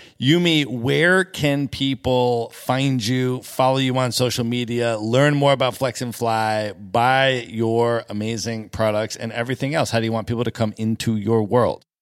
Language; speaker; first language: English; native; English